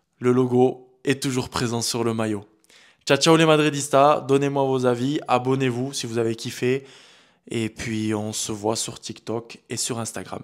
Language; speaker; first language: French; native; French